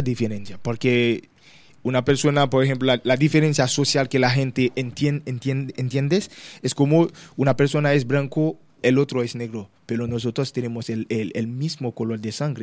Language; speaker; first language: Spanish; non-native, learner; Haitian Creole